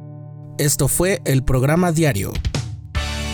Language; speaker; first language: Spanish; native; Spanish